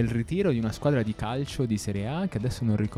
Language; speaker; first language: Italian; native; Italian